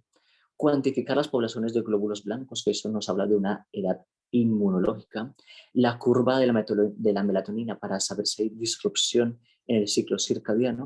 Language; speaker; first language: Spanish; native; Spanish